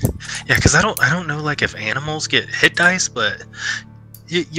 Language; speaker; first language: English; native; English